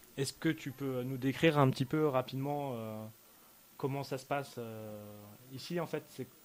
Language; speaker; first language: French; native; French